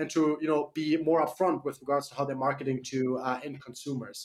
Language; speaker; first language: English; non-native, fluent; German